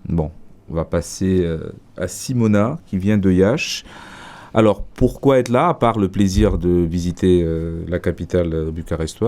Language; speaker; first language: French; native; French